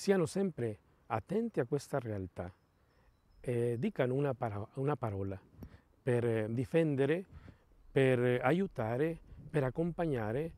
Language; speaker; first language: Italian; non-native, fluent; Spanish